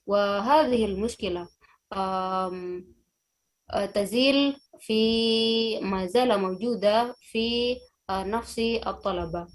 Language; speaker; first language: Arabic; non-native, fluent; Indonesian